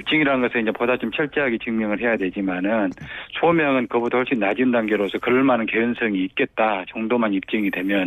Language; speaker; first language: Korean; native; Korean